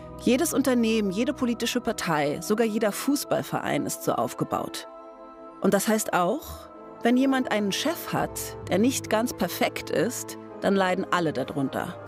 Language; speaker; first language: German; native; German